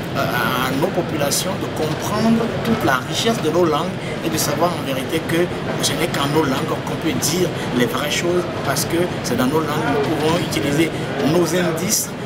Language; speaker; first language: French; non-native, local second language; Fon